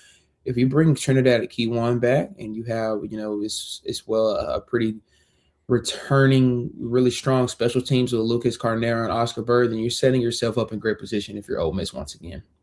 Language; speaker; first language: English; native; English